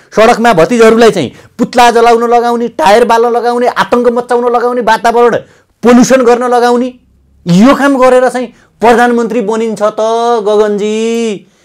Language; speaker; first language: Nepali; native; Nepali